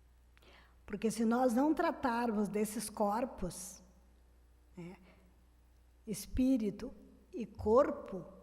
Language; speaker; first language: Portuguese; native; Portuguese